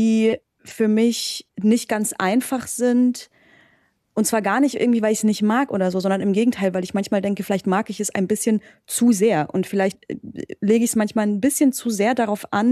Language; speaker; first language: German; native; German